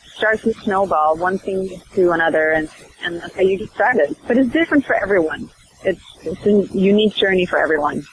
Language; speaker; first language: English; early bilingual, other home language; Swedish